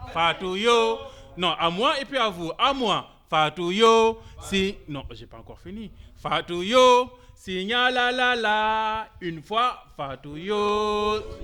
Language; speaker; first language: French; non-native, local second language; Wolof